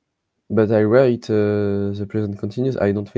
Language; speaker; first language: English; non-native, learner; French